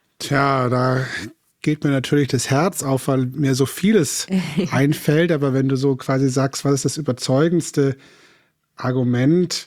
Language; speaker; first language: German; native; German